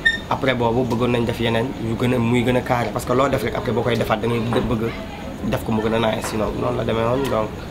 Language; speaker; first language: French; non-native, local second language; Wolof